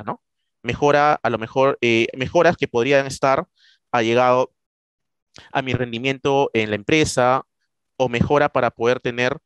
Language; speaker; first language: Spanish; native; Spanish